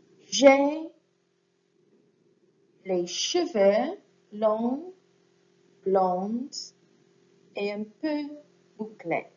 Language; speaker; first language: French; non-native, fluent; English